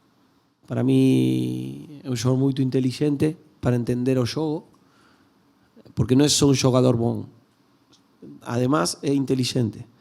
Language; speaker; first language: Portuguese; non-native, learner; Spanish